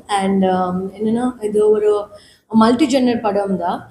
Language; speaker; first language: Tamil; non-native, learner; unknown